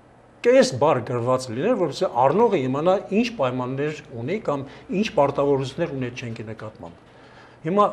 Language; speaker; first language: Armenian; native; Armenian